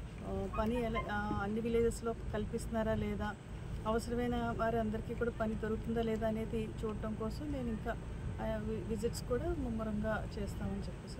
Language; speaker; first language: Telugu; native; Telugu